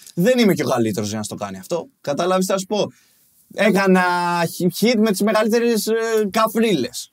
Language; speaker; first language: Greek; early bilingual, other home language; Albanian